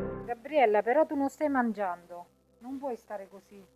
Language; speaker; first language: Italian; native; Italian